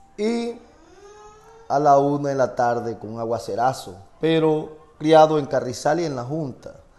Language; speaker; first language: Spanish; native; Spanish